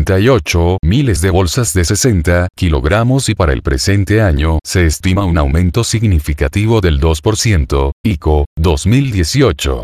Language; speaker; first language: Spanish; native; Spanish